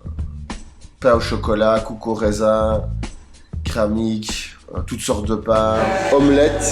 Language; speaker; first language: French; native; French